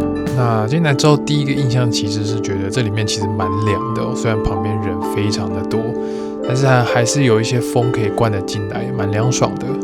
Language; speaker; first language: Chinese; native; Chinese